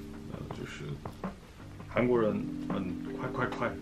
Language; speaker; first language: Chinese; non-native, learner; Korean